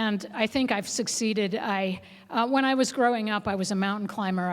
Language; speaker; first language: English; native; English